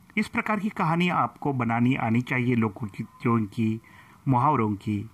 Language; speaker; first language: Hindi; non-native, local second language; Marathi